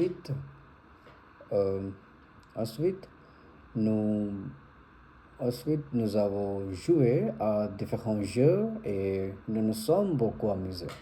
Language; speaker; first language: French; non-native, learner; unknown